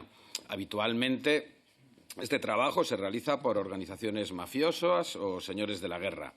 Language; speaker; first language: Spanish; native; Spanish